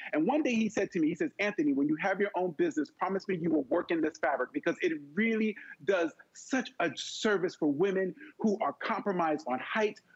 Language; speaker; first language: English; native; English